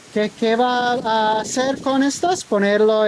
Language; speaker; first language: Spanish; non-native, learner; English